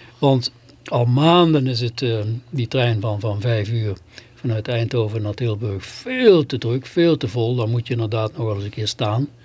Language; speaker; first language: Dutch; native; Dutch